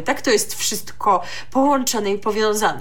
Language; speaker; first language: Polish; native; Polish